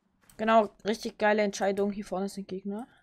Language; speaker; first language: German; native; German